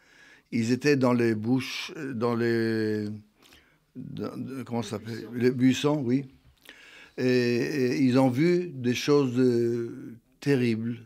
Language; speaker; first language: French; non-native, fluent; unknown